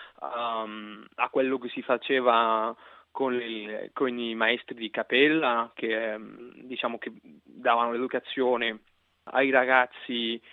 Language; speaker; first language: Italian; non-native, fluent; Spanish